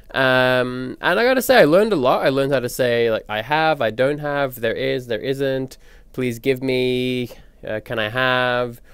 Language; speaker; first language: English; native; English